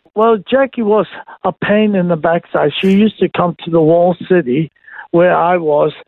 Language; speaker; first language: English; non-native, local second language; Cantonese